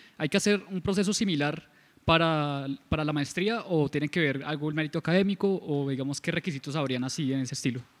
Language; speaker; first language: Spanish; native; Spanish